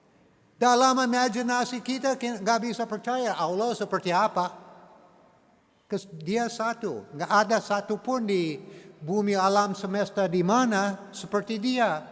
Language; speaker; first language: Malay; non-native, learner; English